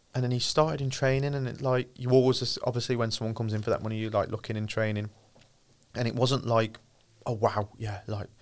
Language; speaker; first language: English; native; English